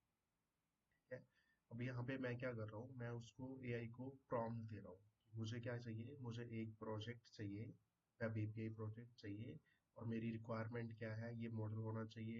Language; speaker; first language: Hindi; non-native, local second language; Punjabi